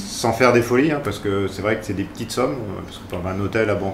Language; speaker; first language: French; native; French